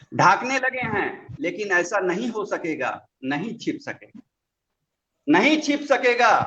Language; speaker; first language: Hindi; non-native, local second language; Magahi